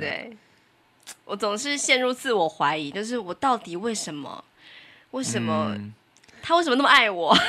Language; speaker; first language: Chinese; native; Chinese